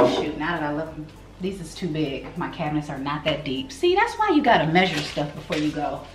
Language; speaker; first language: English; native; English